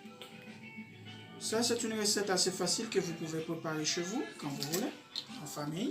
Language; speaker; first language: French; non-native, local second language; Haitian Creole